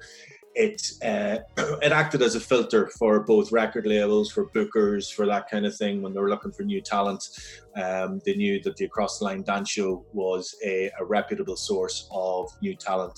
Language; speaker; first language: English; native; English